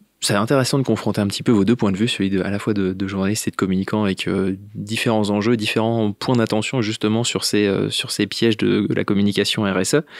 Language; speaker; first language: French; native; French